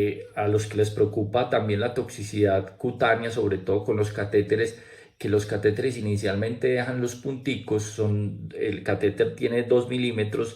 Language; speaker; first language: Spanish; native; Spanish